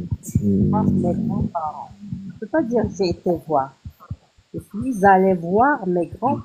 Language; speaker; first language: French; non-native, learner; Arabic